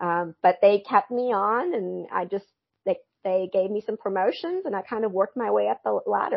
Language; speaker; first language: English; native; English